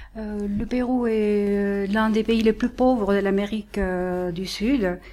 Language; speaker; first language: French; non-native, fluent; Spanish